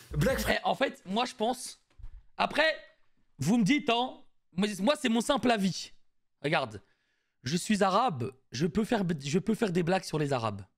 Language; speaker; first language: French; native; French